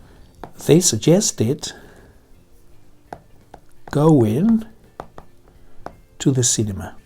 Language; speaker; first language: English; non-native, fluent; Spanish